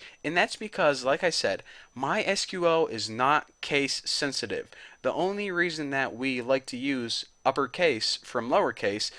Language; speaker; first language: English; native; English